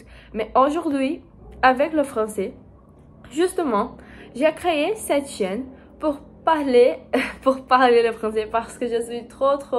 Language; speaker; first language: French; non-native, learner; Portuguese